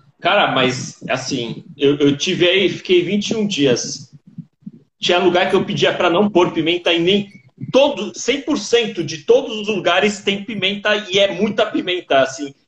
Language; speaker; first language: Portuguese; native; Portuguese